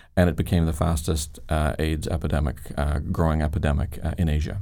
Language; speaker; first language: English; native; English